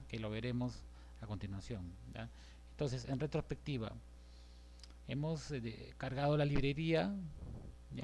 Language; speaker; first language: Spanish; native; Spanish